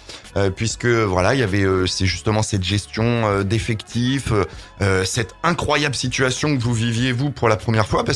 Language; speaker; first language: French; native; French